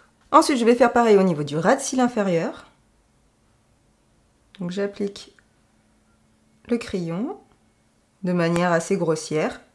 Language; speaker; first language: French; native; French